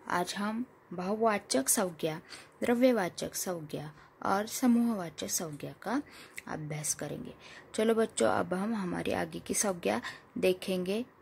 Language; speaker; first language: Hindi; non-native, local second language; Marathi